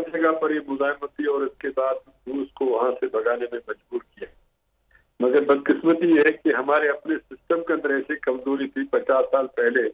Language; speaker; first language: Urdu; non-native, local second language; Pashto